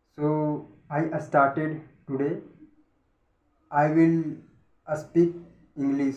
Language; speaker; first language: English; non-native, learner; Hindi